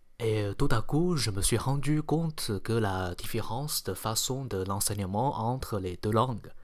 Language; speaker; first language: French; non-native, fluent; Chinese